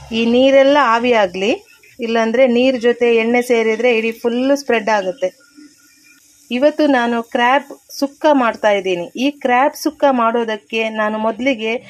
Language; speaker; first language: Kannada; non-native, local second language; Tulu